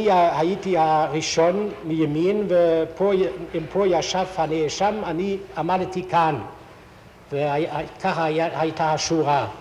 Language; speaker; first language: Hebrew; non-native, fluent; German